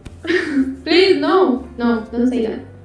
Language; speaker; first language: English; non-native, learner; Spanish